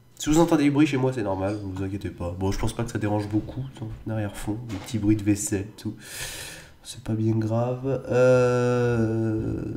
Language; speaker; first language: French; native; French